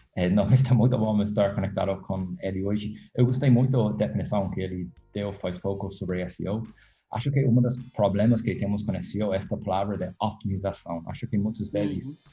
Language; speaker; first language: Portuguese; non-native, fluent; English